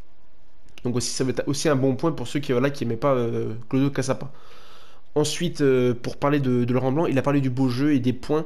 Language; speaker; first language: French; native; French